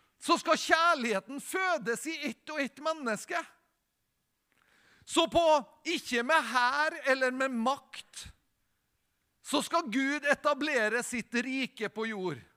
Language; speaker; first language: Norwegian; native; Norwegian